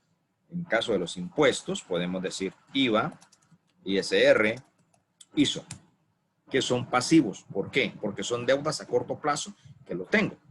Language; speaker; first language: Spanish; native; Spanish